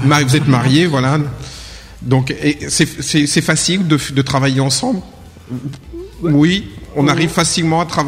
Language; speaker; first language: French; native; French